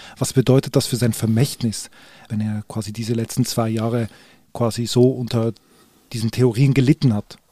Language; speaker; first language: German; native; German